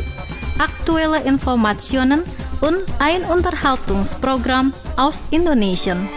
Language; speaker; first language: German; non-native, fluent; Indonesian